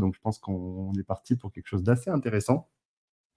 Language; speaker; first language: French; native; French